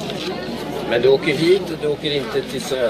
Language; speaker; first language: Swedish; native; Swedish